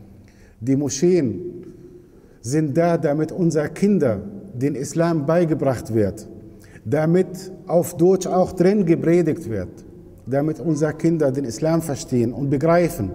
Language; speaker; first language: German; non-native, fluent; Arabic